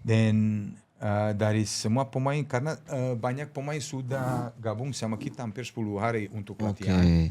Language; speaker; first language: Indonesian; non-native, fluent; Serbian